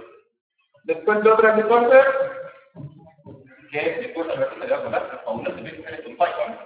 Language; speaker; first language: Spanish; native; Spanish